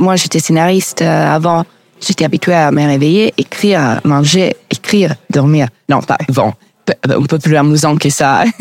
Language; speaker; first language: French; non-native, learner; Italian